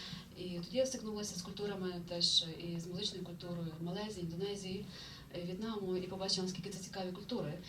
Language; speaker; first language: Ukrainian; native; Ukrainian